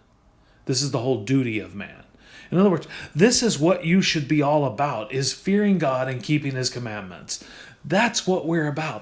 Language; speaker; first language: English; native; English